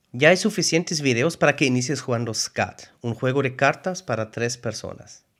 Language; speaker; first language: Spanish; non-native, fluent; German